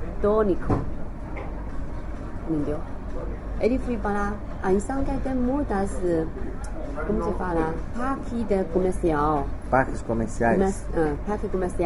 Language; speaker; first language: Portuguese; non-native, learner; Chinese